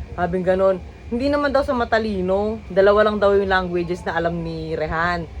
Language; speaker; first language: Filipino; non-native, local second language; Pampanga